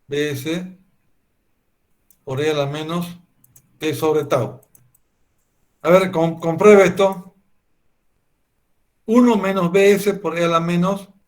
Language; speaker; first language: Spanish; native; Spanish